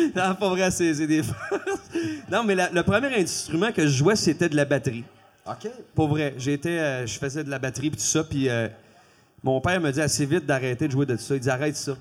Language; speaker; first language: French; native; French